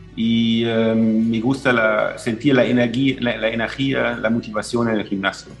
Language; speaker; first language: Spanish; non-native, fluent; German